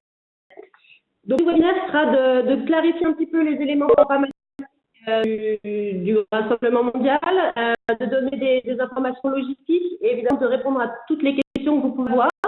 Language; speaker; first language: French; native; French